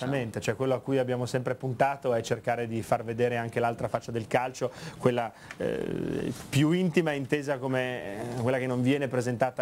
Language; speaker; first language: Italian; native; Italian